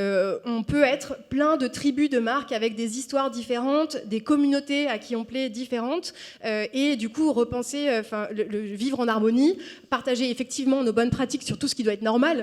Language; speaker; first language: French; native; French